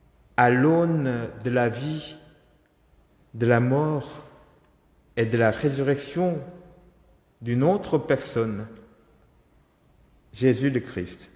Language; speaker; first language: French; non-native, fluent; Korean